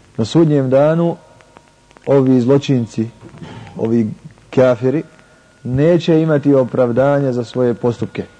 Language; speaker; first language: Bosnian; native; Bosnian